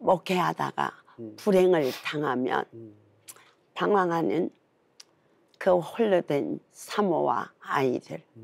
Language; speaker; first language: Korean; native; Korean